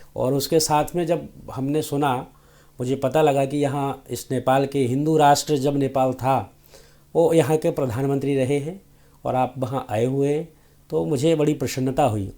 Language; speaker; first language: Hindi; native; Hindi